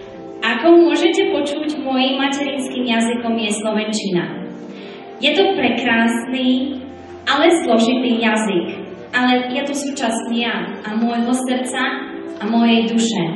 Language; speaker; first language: Slovak; early bilingual, heritage; Slovak